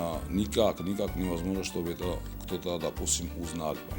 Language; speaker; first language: Russian; non-native, local second language; Georgian